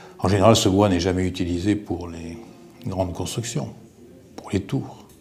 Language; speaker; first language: French; native; French